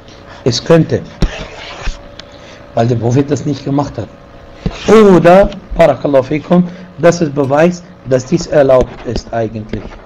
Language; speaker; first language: German; non-native, fluent; Arabic